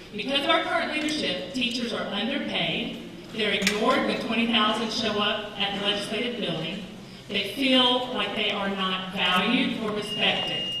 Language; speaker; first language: English; native; English